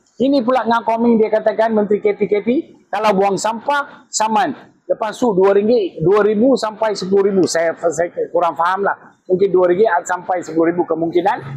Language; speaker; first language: Malay; non-native, local second language; Tamil